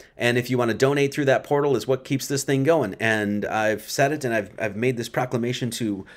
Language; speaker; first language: English; native; English